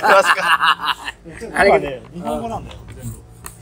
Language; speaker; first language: Japanese; non-native, fluent; Thai